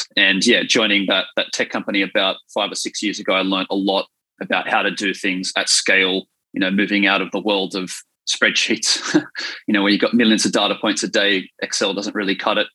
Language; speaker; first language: English; native; English